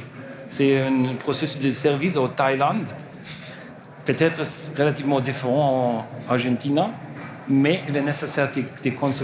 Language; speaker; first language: French; non-native, learner; German